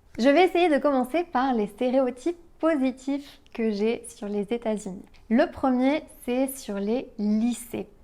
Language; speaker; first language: French; native; French